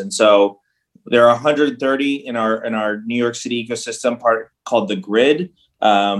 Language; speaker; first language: English; native; English